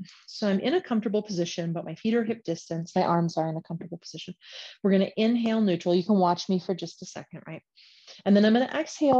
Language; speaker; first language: English; native; English